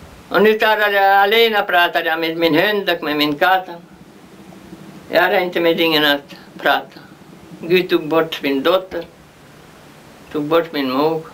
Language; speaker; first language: Swedish; early bilingual, heritage; Swedish